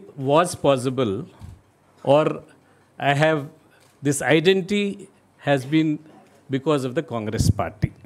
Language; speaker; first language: English; non-native, local second language; Telugu